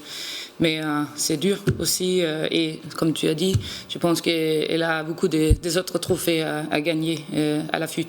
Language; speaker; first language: French; non-native, learner; Danish